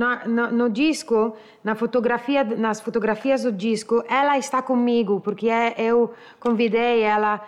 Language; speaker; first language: Portuguese; non-native, learner; Italian